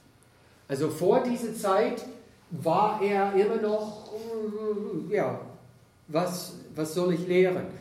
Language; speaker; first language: German; non-native, fluent; English